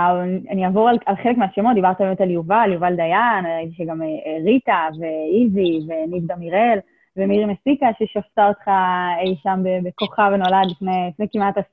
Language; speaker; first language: Hebrew; native; Hebrew